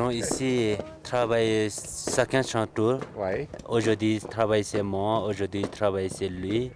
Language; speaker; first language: French; non-native, learner; Sherpa